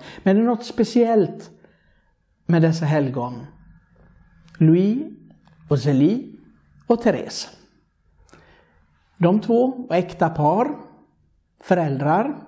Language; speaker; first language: Swedish; non-native, fluent; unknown